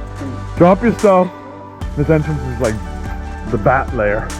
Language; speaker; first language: English; native; English